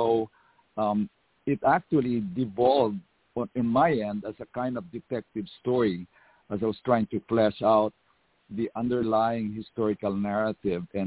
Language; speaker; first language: English; non-native, local second language; Filipino